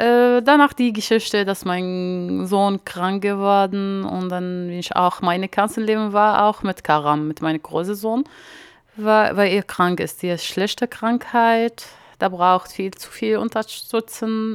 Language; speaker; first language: German; non-native, learner; Arabic